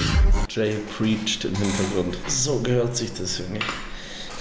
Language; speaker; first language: German; native; German